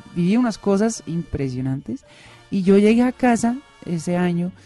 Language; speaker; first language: Spanish; non-native, fluent; Dutch